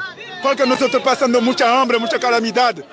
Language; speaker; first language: Spanish; non-native, learner; Haitian Creole